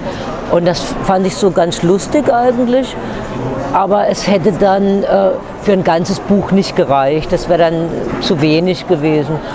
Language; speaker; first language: German; native; German